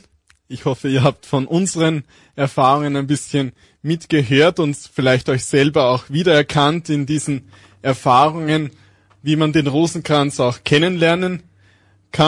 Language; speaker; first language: German; native; German